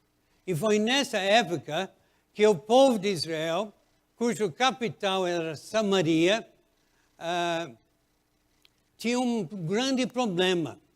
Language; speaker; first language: Portuguese; non-native, fluent; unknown